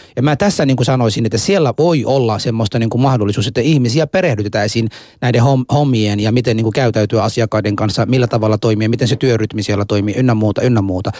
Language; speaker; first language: Finnish; non-native, fluent; Somali